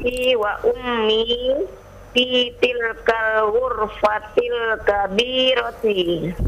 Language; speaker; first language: Arabic; non-native, learner; Indonesian